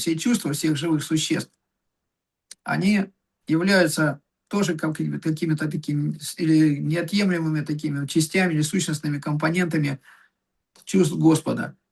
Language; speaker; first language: Russian; native; Russian